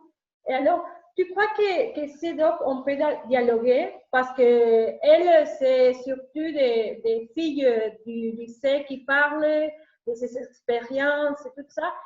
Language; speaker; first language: French; non-native, learner; Spanish